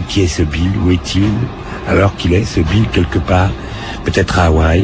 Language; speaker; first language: French; native; French